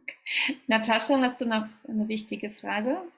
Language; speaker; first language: German; native; German